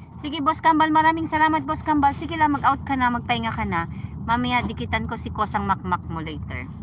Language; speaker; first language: Filipino; native; Filipino